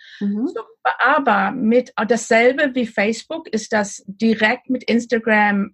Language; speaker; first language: German; non-native, learner; English